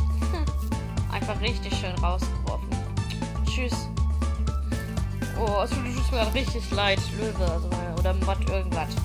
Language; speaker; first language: German; native; German